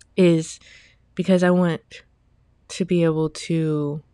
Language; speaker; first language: English; early bilingual, other home language; Chinese